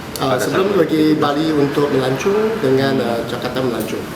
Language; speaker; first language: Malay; non-native, local second language; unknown